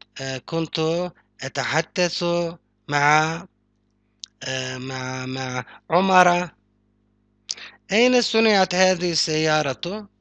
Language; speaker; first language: Arabic; non-native, fluent; Turkish